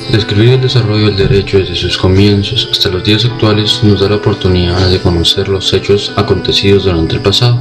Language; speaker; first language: Spanish; native; Spanish